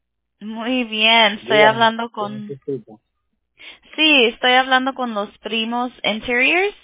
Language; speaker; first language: Spanish; early bilingual, heritage; Spanish